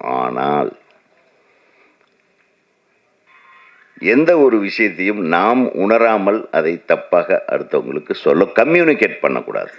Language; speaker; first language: Tamil; native; Tamil